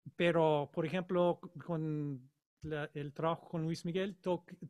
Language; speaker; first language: Spanish; non-native, learner; English